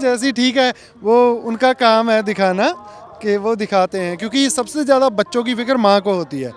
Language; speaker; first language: Hindi; non-native, local second language; Punjabi